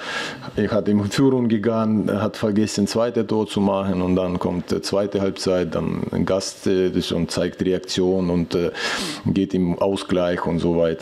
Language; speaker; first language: German; non-native, fluent; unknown